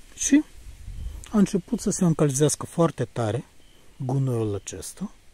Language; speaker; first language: Romanian; non-native, fluent; Bulgarian